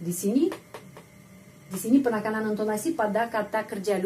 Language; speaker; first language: Indonesian; non-native, fluent; Russian